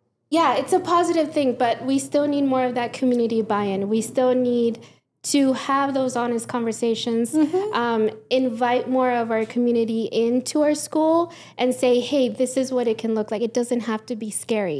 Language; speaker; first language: English; early bilingual, other home language; Spanish